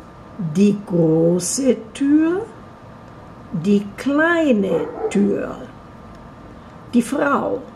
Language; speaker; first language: German; non-native, fluent; Portuguese